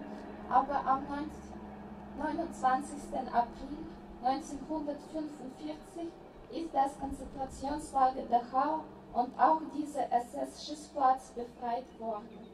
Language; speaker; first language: German; non-native, fluent; Russian